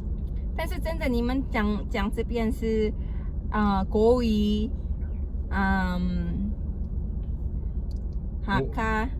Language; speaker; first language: Chinese; non-native, learner; Filipino